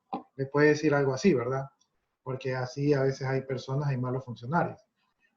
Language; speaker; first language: Spanish; native; Spanish